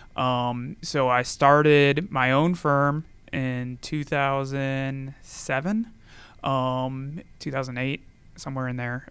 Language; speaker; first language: English; native; English